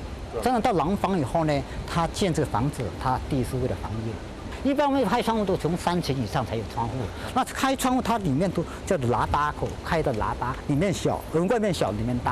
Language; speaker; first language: Chinese; native; Chinese